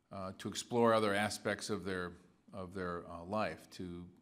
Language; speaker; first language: English; native; English